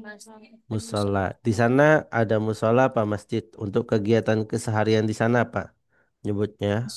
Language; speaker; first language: Indonesian; non-native, fluent; Banjar